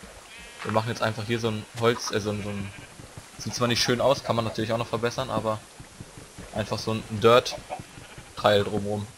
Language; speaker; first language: German; native; German